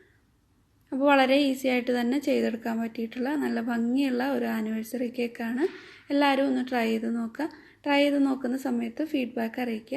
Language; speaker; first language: Malayalam; native; Malayalam